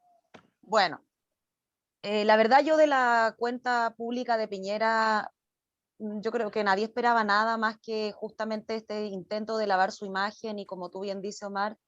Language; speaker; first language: Spanish; native; Spanish